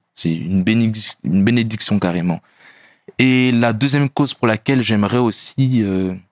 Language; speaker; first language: French; native; French